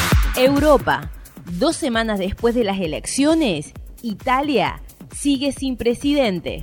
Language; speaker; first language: Spanish; native; Spanish